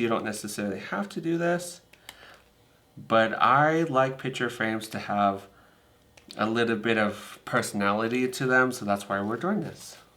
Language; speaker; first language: English; native; English